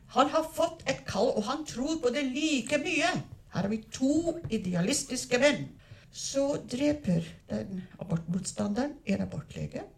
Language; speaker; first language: Norwegian; non-native, fluent; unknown